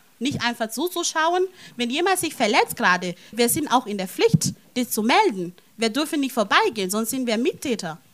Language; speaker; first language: German; non-native, fluent; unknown